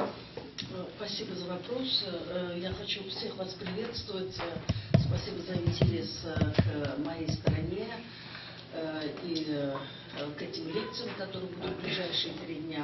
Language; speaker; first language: Russian; non-native, local second language; Kyrgyz